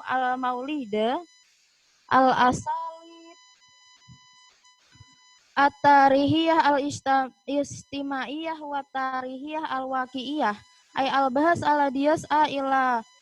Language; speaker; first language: Arabic; non-native, learner; Indonesian